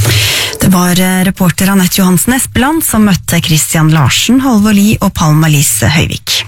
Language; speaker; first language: Norwegian; native; Norwegian